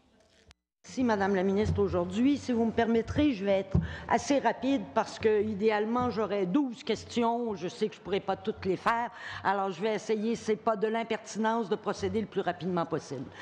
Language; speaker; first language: French; native; French